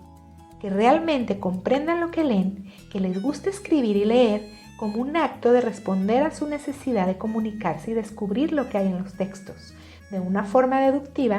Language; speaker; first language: Spanish; native; Spanish